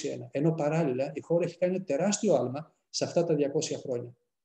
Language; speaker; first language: Greek; native; Greek